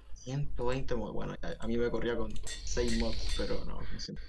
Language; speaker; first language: Spanish; native; Spanish